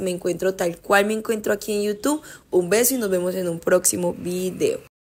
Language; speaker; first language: Spanish; native; Spanish